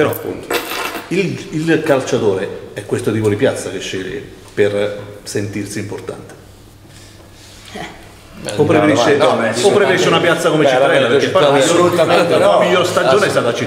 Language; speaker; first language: Italian; native; Italian